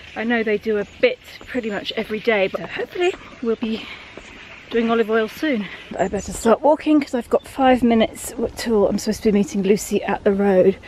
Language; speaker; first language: English; native; English